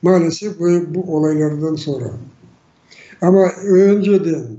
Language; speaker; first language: Turkish; non-native, fluent; Crimean Tatar